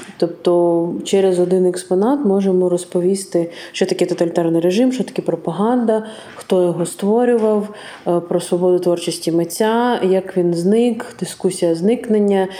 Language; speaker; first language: Ukrainian; native; Ukrainian